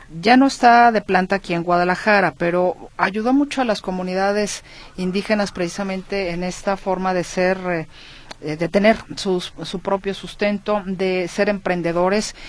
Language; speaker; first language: Spanish; native; Spanish